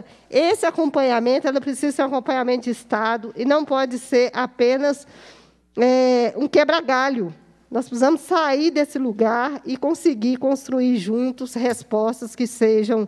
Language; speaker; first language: Portuguese; native; Portuguese